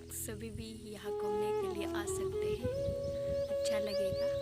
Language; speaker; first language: Hindi; non-native, local second language; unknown